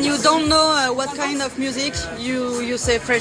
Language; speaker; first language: English; non-native, learner; French